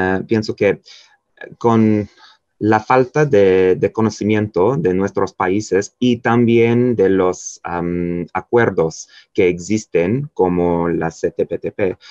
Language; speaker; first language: Spanish; non-native, fluent; English